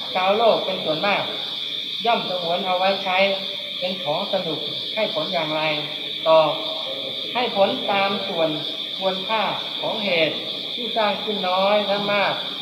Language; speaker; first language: Thai; native; Thai